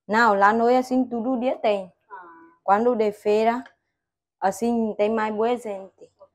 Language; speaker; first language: Portuguese; non-native, learner; Vietnamese